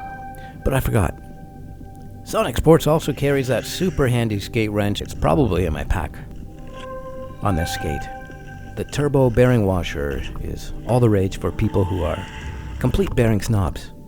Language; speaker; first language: English; native; English